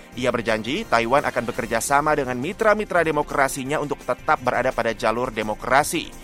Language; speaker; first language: Indonesian; native; Indonesian